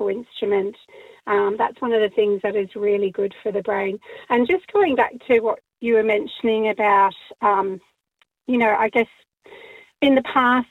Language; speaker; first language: English; native; English